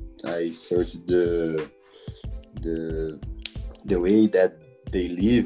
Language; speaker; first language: English; non-native, learner; Portuguese